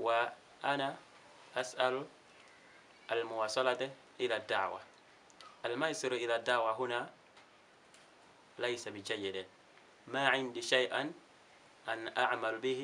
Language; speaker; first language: Arabic; non-native, learner; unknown